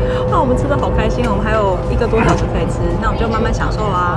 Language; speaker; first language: Chinese; native; Chinese